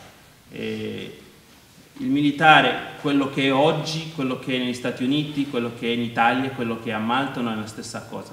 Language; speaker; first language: Italian; non-native, fluent; Maltese